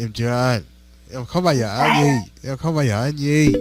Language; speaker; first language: Vietnamese; non-native, learner; English